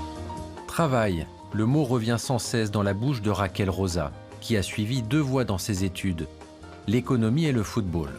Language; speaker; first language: French; native; French